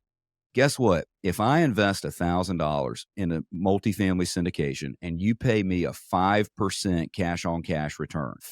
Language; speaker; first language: English; native; English